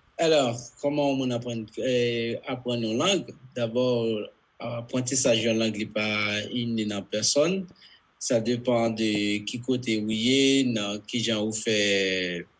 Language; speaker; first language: Haitian Creole; non-native, fluent; Spanish